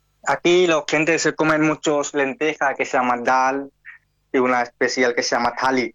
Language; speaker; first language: Spanish; non-native, learner; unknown